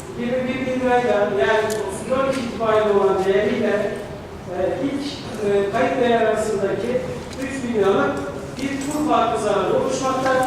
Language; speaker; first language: Turkish; native; Turkish